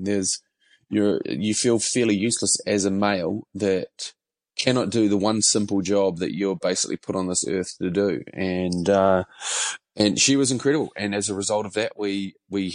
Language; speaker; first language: English; native; English